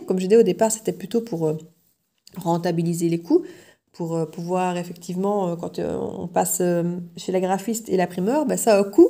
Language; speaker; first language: French; native; French